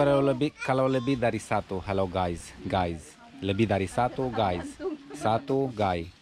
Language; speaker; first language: Indonesian; non-native, learner; Romanian